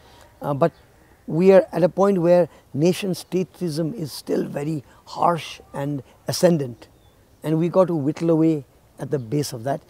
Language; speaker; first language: English; non-native, local second language; Nepali